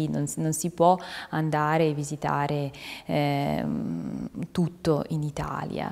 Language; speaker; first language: Italian; non-native, fluent; Ukrainian